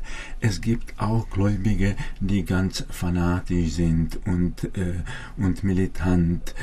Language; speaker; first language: German; non-native, fluent; Czech